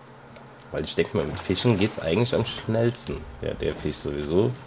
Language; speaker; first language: German; native; German